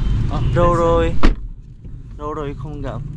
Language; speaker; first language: Vietnamese; non-native, learner; Korean